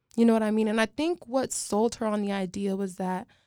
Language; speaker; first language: English; native; English